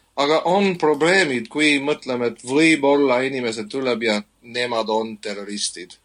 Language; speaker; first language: Estonian; non-native, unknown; English